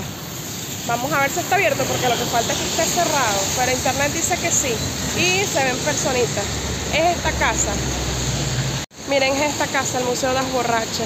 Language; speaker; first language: Spanish; native; Spanish